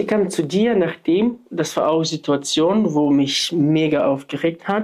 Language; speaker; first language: German; non-native, fluent; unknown